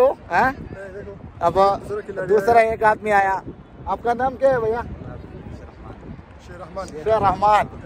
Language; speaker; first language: Hindi; non-native, learner; Malayalam